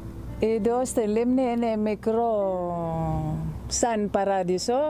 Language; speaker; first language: Greek; non-native, learner; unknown